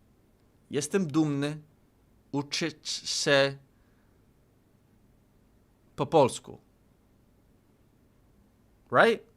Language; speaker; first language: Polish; non-native, learner; English